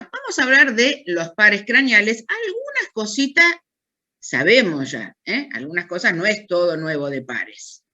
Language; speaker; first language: Spanish; native; Spanish